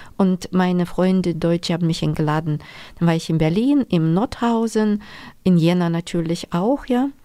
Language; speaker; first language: German; non-native, fluent; Russian